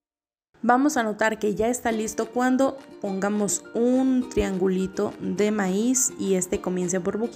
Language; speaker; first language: Spanish; native; Spanish